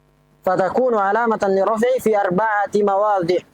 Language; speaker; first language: Arabic; non-native, fluent; Indonesian